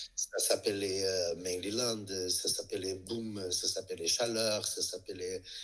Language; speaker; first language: French; non-native, fluent; Portuguese